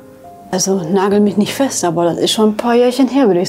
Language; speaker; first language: German; native; German